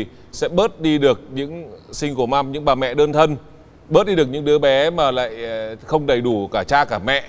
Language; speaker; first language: Vietnamese; native; Vietnamese